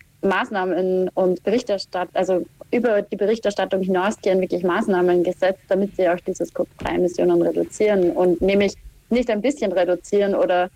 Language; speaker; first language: German; native; German